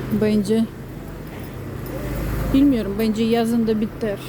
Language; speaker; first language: Turkish; non-native, fluent; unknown